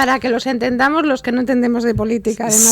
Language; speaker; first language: Spanish; native; Spanish